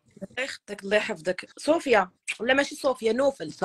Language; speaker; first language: Arabic; native; Arabic